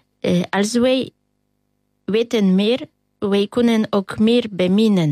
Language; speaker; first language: Dutch; non-native, learner; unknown